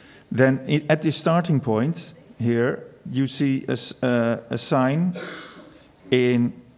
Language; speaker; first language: English; non-native, fluent; Dutch